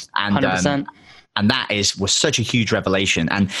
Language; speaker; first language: English; native; English